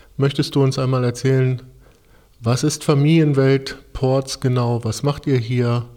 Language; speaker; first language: German; native; German